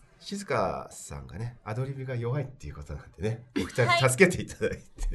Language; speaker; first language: Japanese; native; Japanese